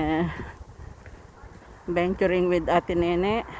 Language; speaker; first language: English; non-native, local second language; Filipino